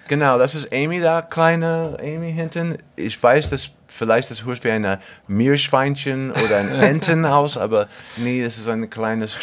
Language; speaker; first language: German; non-native, fluent; English